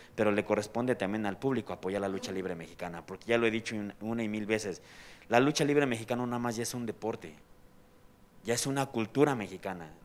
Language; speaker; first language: Spanish; native; Spanish